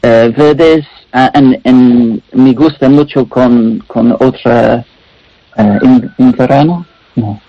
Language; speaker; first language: Spanish; non-native, learner; English